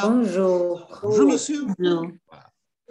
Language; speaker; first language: French; non-native, fluent; Chinese